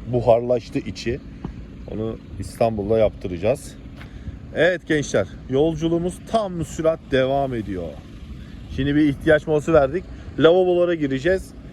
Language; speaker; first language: Turkish; early bilingual, heritage; Turkish